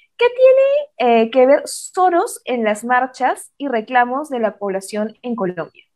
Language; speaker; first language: Spanish; native; Spanish